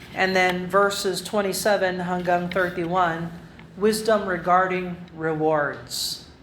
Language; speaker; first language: English; non-native, local second language; Filipino